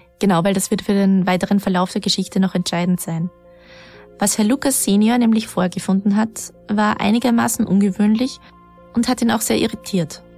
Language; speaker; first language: German; native; German